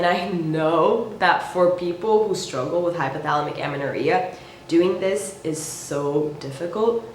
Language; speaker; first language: English; native; English